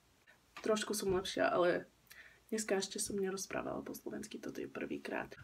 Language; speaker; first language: Slovak; early bilingual, heritage; Slovak